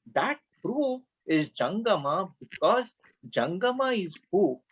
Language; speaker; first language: English; non-native, local second language; Kannada